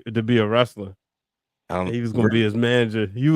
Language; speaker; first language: English; native; English